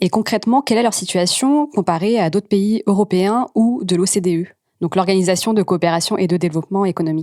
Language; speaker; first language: French; native; French